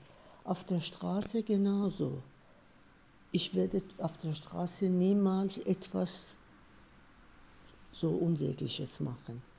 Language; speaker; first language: German; non-native, fluent; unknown